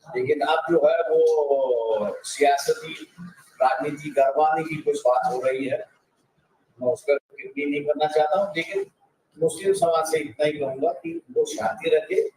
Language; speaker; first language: Hindi; non-native, local second language; Marathi